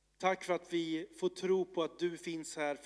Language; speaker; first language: Swedish; early bilingual, other home language; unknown